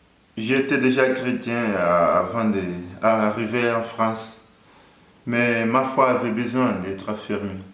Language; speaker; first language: French; non-native, fluent; Portuguese